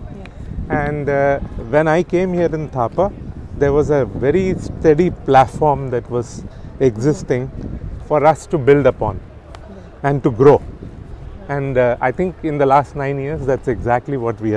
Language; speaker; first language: English; non-native, local second language; Tamil